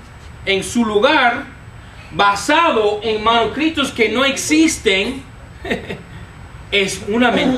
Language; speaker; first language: Spanish; non-native, fluent; English